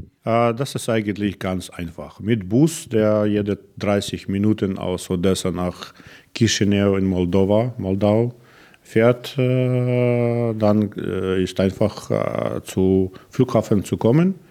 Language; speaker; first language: German; non-native, learner; Russian